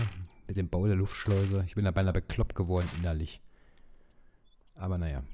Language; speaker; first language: German; native; German